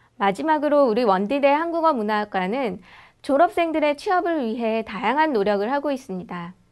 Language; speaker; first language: Korean; native; Korean